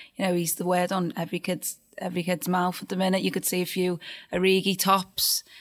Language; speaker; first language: English; native; English